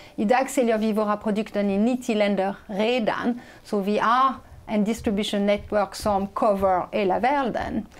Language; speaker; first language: Swedish; non-native, fluent; French